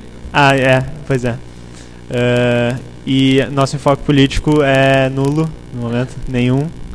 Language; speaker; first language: Portuguese; native; Portuguese